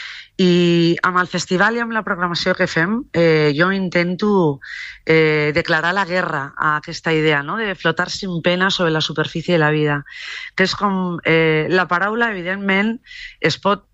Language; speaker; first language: Catalan; non-native, local second language; Spanish